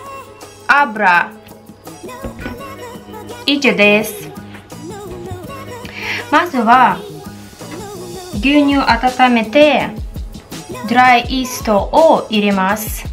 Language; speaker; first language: Japanese; non-native, learner; Russian